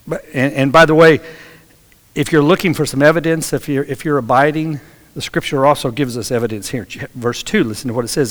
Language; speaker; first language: English; native; English